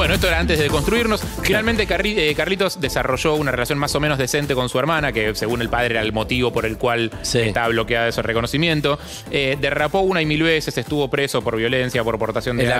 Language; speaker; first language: Spanish; native; Spanish